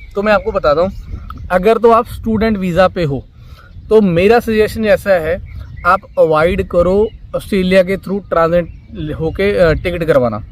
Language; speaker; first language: Hindi; non-native, local second language; Punjabi